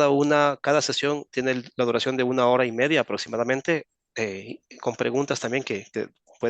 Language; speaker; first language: Spanish; native; Spanish